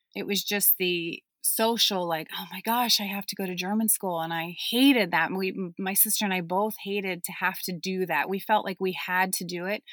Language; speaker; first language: English; early bilingual, other home language; German